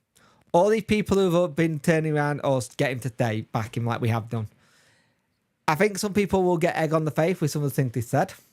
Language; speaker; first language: English; native; English